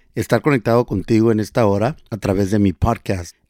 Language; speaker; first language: Spanish; early bilingual, heritage; Spanish